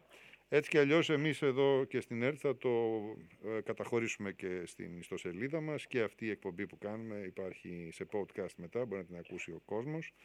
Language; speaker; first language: Greek; native; Greek